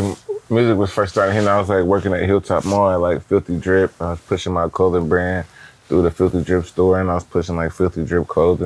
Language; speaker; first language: English; native; English